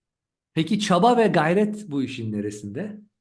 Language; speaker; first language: Turkish; native; Turkish